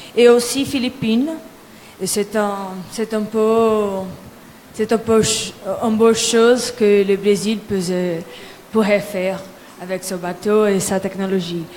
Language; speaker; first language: French; non-native, learner; Portuguese